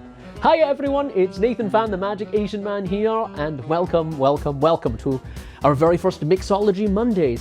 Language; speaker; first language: English; native; English